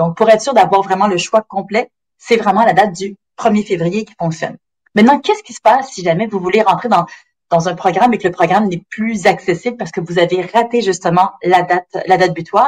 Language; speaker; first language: French; native; French